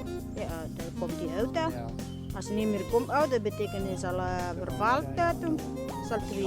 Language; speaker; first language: Dutch; non-native, learner; Indonesian